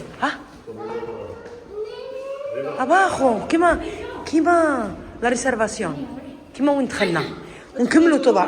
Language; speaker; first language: Arabic; native; Arabic